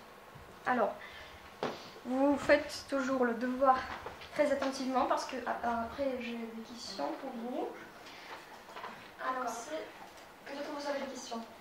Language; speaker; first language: French; non-native, fluent; Russian